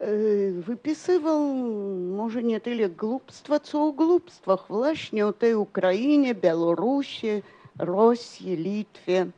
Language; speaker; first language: Polish; non-native, fluent; Russian